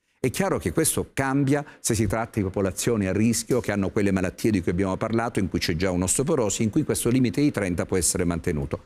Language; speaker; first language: Italian; native; Italian